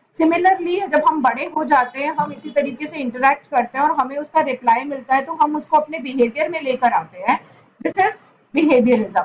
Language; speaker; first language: Hindi; native; Hindi